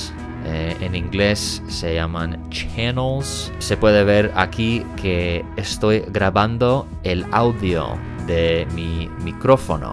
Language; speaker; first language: Spanish; non-native, fluent; English